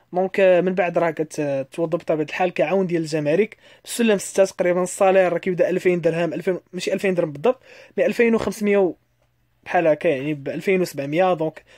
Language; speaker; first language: Arabic; native; Arabic